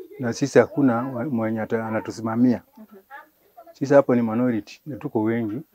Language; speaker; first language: Swahili; non-native, local second language; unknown